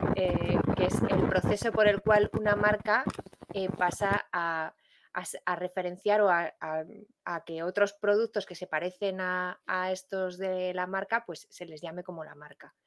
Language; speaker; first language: Spanish; native; Spanish